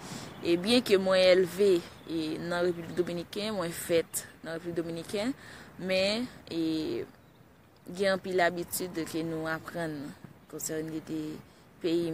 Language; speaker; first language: French; non-native, learner; Haitian Creole